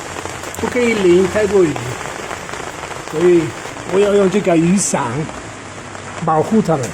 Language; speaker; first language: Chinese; non-native, fluent; Italian